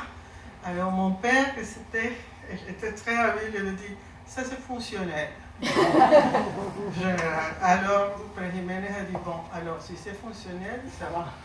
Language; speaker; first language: French; non-native, learner; Spanish